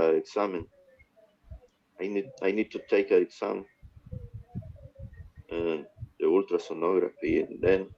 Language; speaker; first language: English; non-native, learner; Spanish